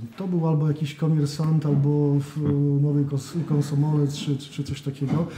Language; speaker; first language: Polish; native; Polish